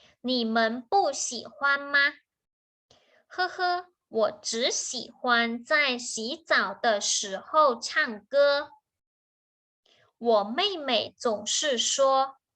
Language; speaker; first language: Chinese; non-native, fluent; Thai